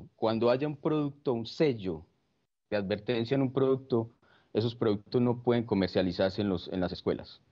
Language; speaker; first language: Spanish; native; Spanish